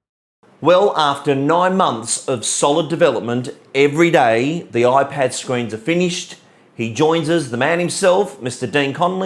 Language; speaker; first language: English; native; English